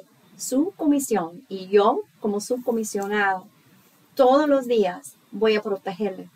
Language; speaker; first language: Spanish; non-native, fluent; English